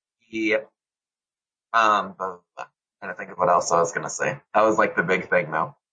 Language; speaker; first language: English; early bilingual, other home language; Spanish